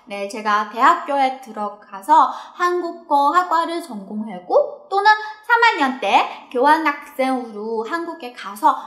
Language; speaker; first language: Korean; non-native, fluent; Chinese